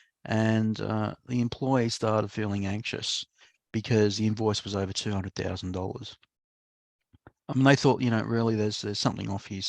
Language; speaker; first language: English; native; English